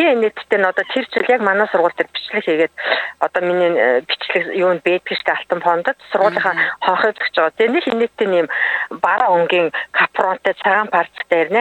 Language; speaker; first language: Mongolian; native; Mongolian